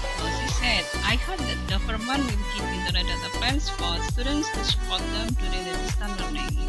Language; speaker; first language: English; non-native, fluent; Indonesian